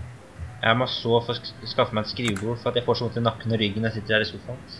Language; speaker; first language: Norwegian; native; Norwegian